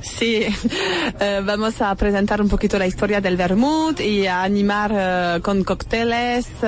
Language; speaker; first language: Spanish; non-native, fluent; French